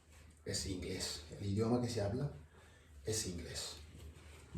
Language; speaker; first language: Spanish; non-native, learner; Wolof